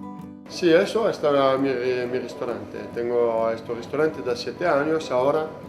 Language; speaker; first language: Spanish; non-native, learner; French